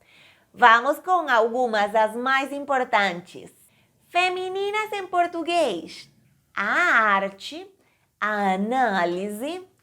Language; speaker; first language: Portuguese; non-native, fluent; Spanish